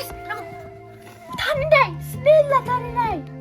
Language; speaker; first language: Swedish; non-native, learner; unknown